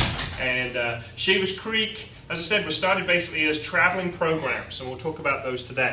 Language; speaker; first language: English; native; English